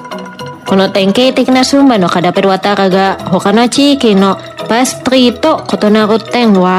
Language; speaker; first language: Japanese; non-native, fluent; Indonesian